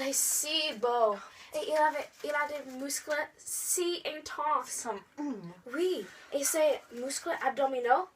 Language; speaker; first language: French; non-native, learner; English